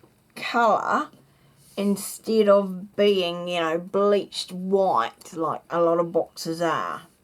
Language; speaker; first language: English; native; English